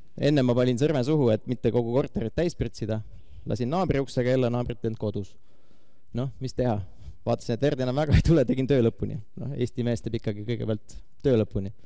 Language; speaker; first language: Estonian; native; Estonian